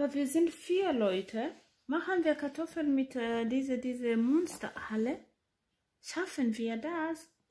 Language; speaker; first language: German; non-native, fluent; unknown